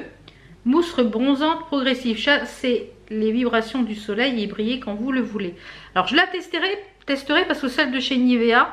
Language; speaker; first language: French; native; French